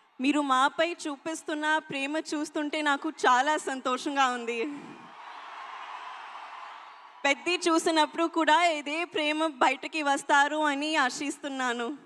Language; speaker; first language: Telugu; non-native, learner; Hindi